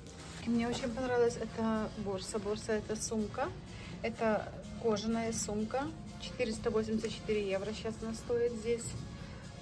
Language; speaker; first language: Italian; non-native, learner; Russian